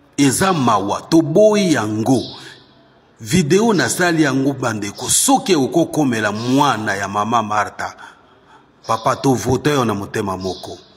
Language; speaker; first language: Lingala; non-native, local second language; Swahili